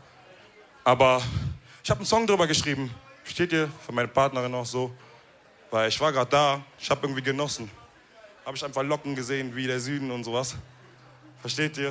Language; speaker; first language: German; early bilingual, other home language; Wolof